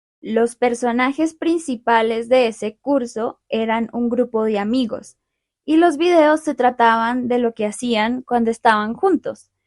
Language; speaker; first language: Spanish; native; Spanish